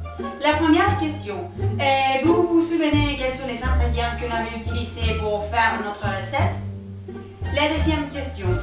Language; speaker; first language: French; non-native, learner; Spanish